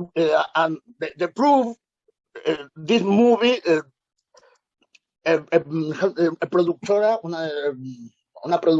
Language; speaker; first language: English; non-native, learner; Spanish